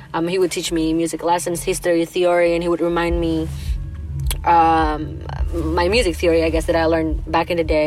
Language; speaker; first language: English; non-native, fluent; Indonesian